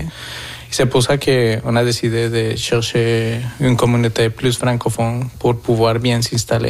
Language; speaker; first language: French; non-native, fluent; Spanish